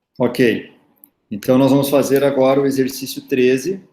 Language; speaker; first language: Portuguese; native; Portuguese